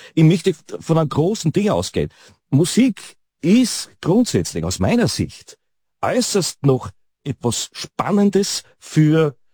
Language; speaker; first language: German; native; German